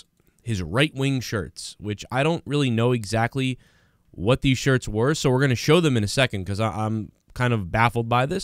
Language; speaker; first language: English; native; English